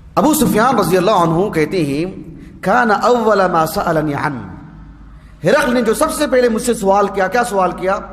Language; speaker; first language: Urdu; native; Urdu